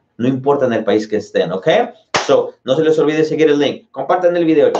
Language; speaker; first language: Spanish; native; Spanish